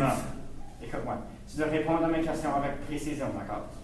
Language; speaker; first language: French; non-native, learner; English